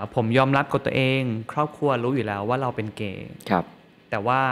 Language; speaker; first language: Thai; native; Thai